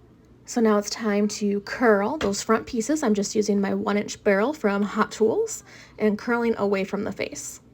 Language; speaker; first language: English; native; English